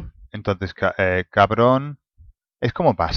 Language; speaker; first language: Spanish; non-native, fluent; English